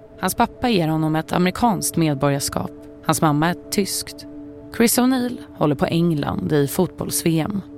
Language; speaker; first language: Swedish; native; Swedish